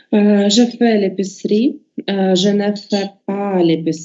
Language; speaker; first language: French; non-native, learner; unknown